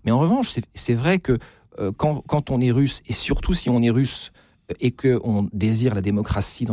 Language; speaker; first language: French; native; French